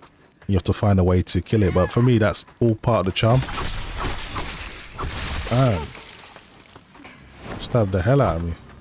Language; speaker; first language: English; native; English